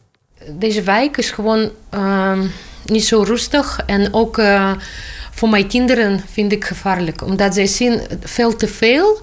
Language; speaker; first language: Dutch; non-native, learner; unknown